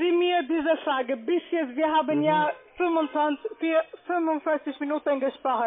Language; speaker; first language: German; non-native, learner; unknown